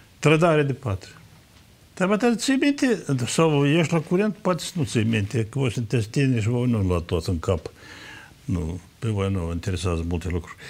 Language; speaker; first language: Romanian; native; Romanian